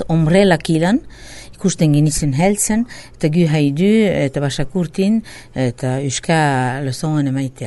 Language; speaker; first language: Basque; native; Basque